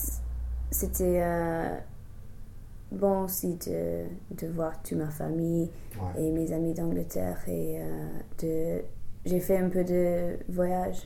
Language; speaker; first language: French; non-native, fluent; English